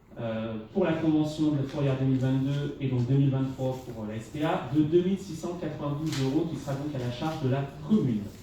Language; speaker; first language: French; native; French